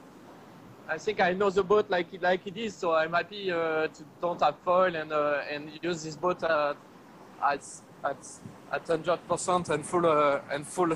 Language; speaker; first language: English; non-native, learner; French